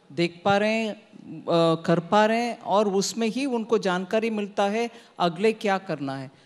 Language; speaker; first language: Hindi; non-native, local second language; Tamil